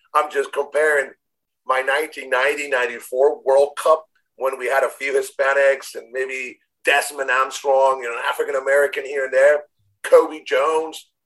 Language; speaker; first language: English; non-native, fluent; Spanish